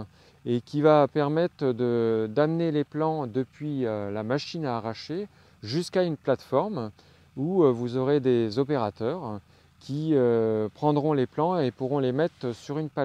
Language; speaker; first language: French; native; French